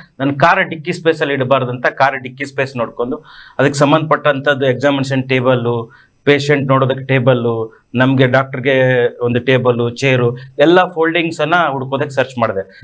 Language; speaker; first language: Kannada; native; Kannada